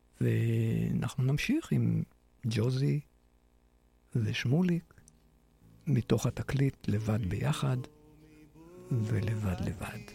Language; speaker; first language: Hebrew; native; Hebrew